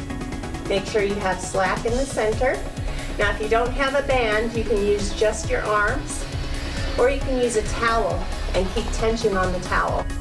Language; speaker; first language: English; native; English